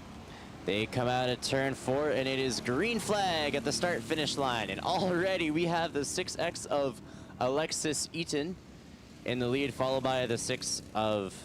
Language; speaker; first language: English; native; English